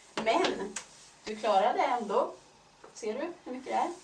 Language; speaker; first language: Swedish; native; Swedish